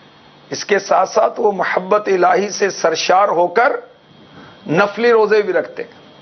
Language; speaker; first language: Urdu; native; Urdu